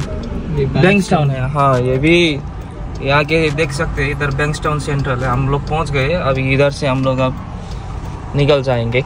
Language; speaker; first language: Hindi; non-native, learner; Nepali